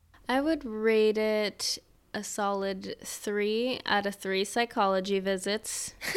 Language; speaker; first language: English; native; English